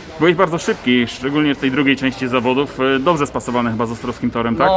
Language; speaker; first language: Polish; native; Polish